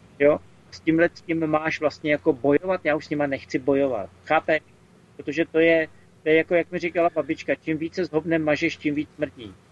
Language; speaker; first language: Czech; native; Czech